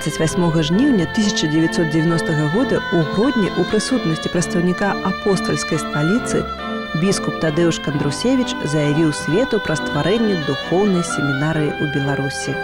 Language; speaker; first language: Belarusian; native; Belarusian